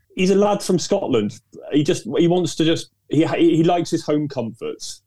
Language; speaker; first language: English; native; English